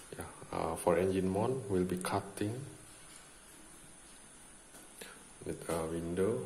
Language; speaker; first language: English; non-native, learner; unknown